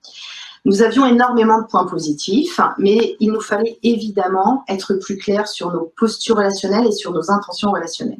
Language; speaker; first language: French; native; French